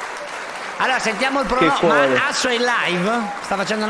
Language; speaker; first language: Italian; native; Italian